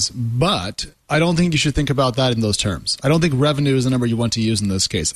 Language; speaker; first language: English; native; English